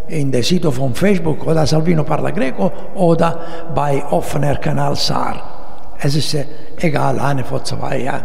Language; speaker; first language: German; non-native, fluent; Italian